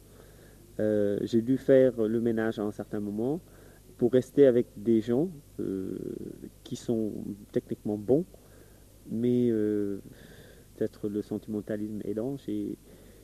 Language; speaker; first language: French; non-native, local second language; Wolof